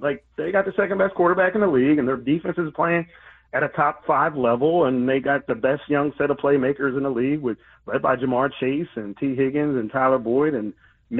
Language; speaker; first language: English; native; English